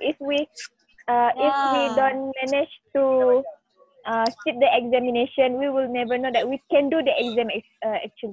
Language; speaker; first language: English; non-native, learner; Malay